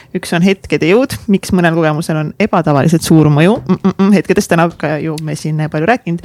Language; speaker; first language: Estonian; native; Estonian